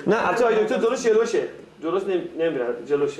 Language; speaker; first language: Persian; native; Persian